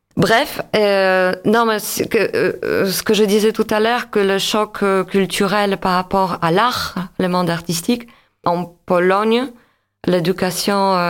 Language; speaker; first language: French; non-native, fluent; Polish